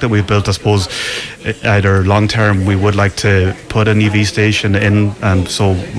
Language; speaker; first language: English; native; English